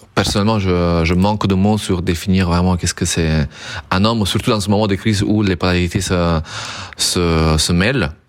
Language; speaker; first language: French; non-native, fluent; Italian